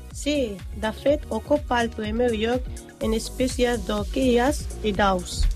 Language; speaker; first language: Catalan; non-native, learner; Arabic